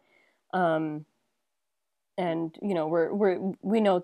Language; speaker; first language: English; native; English